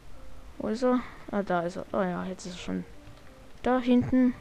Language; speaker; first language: German; native; German